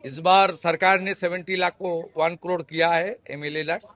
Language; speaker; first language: Hindi; non-native, local second language; Bangla